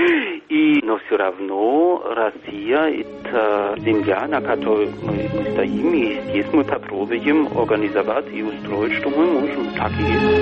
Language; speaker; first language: Russian; non-native, fluent; German